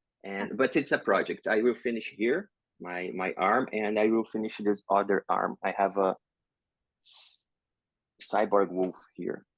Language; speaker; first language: English; non-native, learner; Portuguese